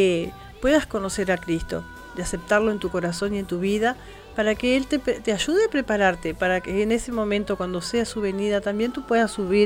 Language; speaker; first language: Spanish; native; Spanish